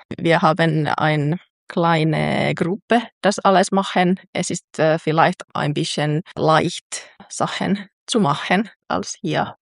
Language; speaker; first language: German; non-native, learner; Finnish